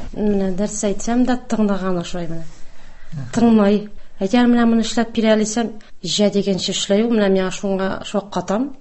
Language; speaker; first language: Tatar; non-native, local second language; Russian